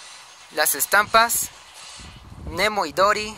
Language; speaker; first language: Spanish; native; Spanish